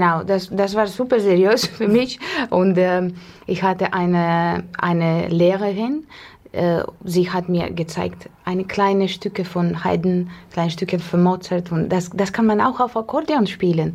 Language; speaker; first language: German; non-native, learner; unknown